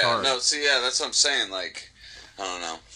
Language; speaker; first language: English; native; English